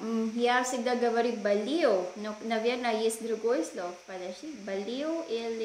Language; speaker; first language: Russian; non-native, learner; Filipino